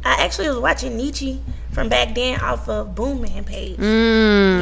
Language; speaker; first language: English; native; English